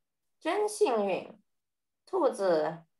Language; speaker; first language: Chinese; early bilingual, heritage; Chinese